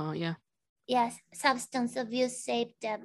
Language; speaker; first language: English; non-native, fluent; Japanese